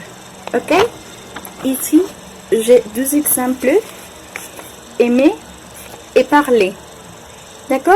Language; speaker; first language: French; non-native, learner; Spanish